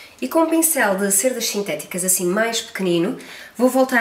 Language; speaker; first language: Portuguese; native; Portuguese